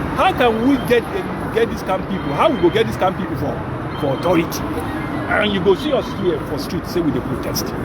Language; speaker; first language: Nigerian Pidgin; non-native, local second language; Yoruba